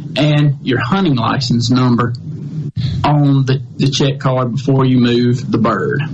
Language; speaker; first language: English; native; English